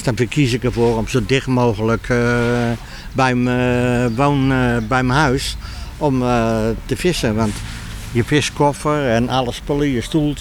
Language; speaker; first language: Dutch; native; Dutch